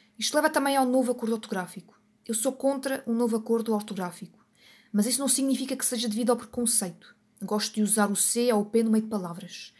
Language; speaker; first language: Portuguese; native; Portuguese